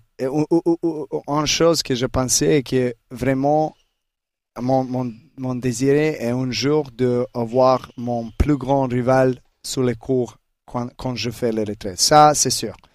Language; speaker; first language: French; non-native, learner; Serbian